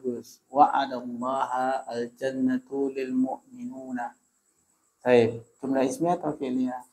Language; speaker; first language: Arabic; non-native, fluent; Indonesian